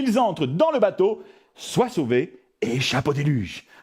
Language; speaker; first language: French; native; French